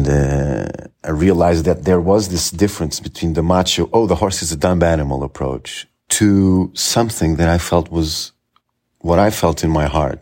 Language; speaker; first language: English; non-native, fluent; Portuguese